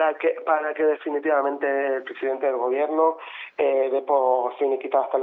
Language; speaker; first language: Spanish; native; Spanish